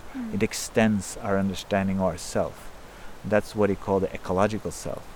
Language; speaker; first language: English; non-native, fluent; Norwegian